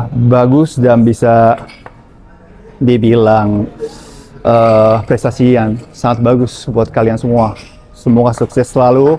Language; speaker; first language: Indonesian; non-native, fluent; Japanese